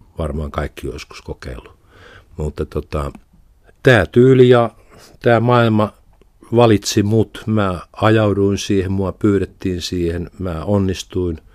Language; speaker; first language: Finnish; native; Finnish